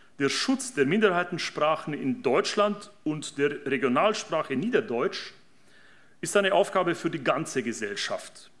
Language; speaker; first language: German; native; German